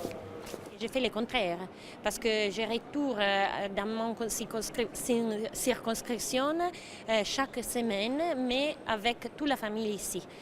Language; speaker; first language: French; non-native, fluent; Italian